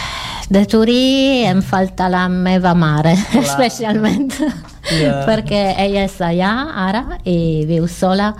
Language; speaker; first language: Catalan; non-native, learner; Italian